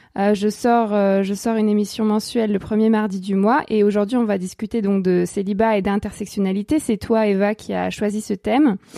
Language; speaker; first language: French; native; French